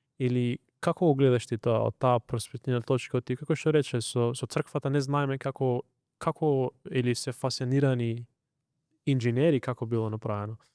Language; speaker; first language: Macedonian; early bilingual, heritage; Macedonian